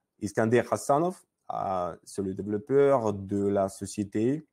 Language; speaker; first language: French; non-native, learner; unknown